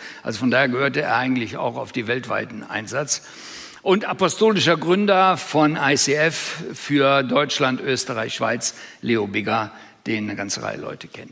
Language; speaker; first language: German; native; German